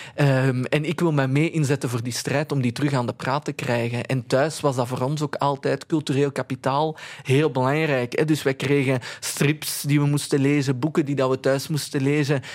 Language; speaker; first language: Dutch; early bilingual, other home language; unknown